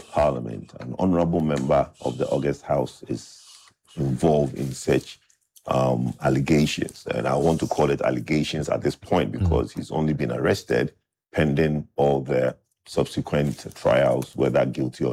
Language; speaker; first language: English; non-native, local second language; Akan